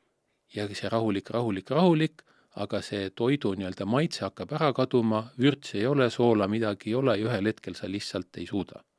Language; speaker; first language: Estonian; native; Estonian